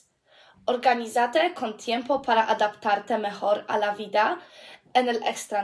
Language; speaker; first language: Spanish; non-native, learner; English